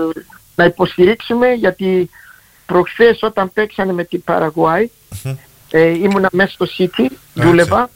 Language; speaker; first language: Greek; early bilingual, heritage; Greek